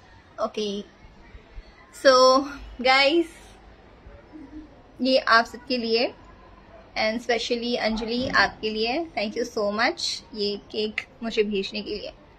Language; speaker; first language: Hindi; native; Hindi